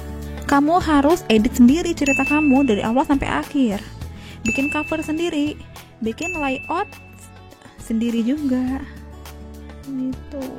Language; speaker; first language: Indonesian; native; Indonesian